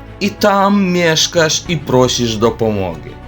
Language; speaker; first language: Polish; non-native, learner; Ukrainian